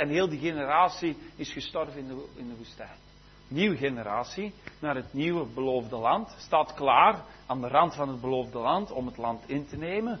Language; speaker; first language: Dutch; native; Dutch